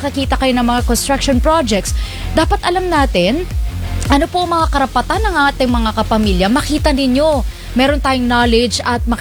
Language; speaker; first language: Filipino; native; Filipino